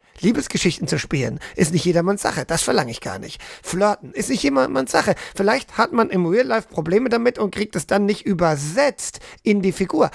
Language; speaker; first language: German; native; German